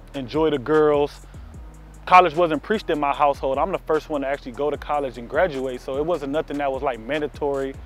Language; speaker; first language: English; native; English